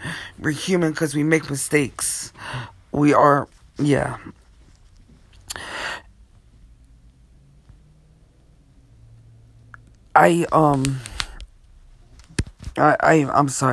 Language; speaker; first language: English; native; English